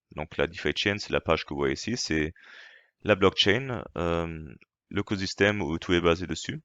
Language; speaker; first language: French; non-native, fluent; German